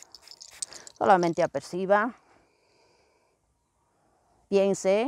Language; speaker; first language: Spanish; native; Spanish